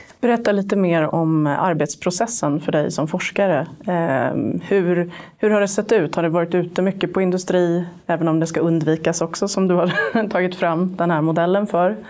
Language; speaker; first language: Swedish; native; Swedish